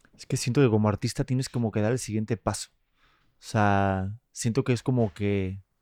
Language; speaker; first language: Spanish; native; Spanish